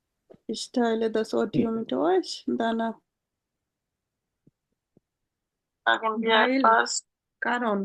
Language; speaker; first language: German; non-native, fluent; Bangla